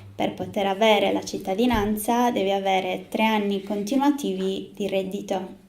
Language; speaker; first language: Italian; early bilingual, other home language; Spanish